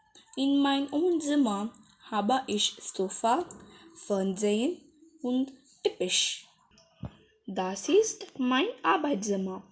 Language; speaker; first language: German; non-native, learner; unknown